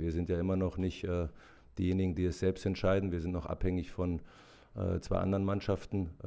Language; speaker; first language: German; native; German